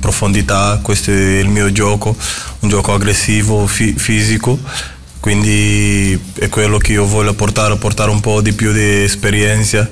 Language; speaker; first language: Italian; non-native, fluent; Portuguese